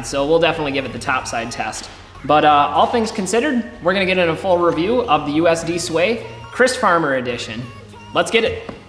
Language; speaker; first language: English; native; English